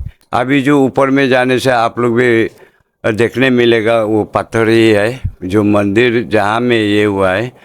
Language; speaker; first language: Hindi; non-native, local second language; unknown